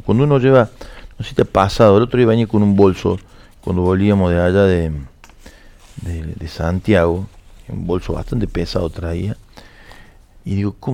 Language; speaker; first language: Spanish; native; Spanish